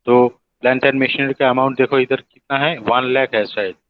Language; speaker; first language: Hindi; non-native, local second language; Bangla